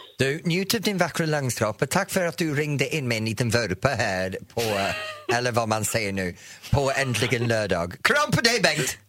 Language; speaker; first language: Swedish; non-native, fluent; English